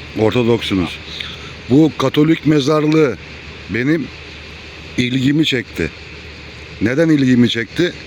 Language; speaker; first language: Turkish; native; Turkish